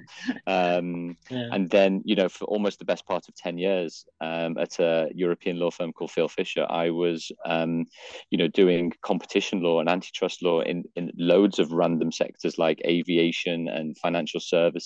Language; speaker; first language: English; native; English